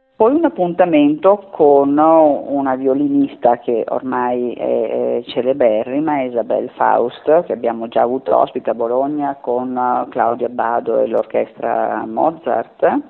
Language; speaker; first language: Italian; native; Italian